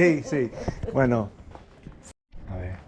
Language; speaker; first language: Spanish; non-native, learner; English